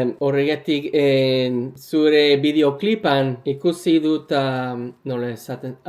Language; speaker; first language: Basque; non-native, learner; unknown